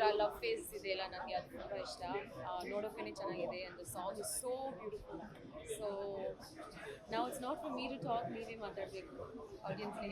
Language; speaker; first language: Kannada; non-native, learner; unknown